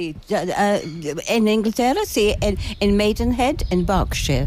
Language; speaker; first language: Spanish; non-native, learner; English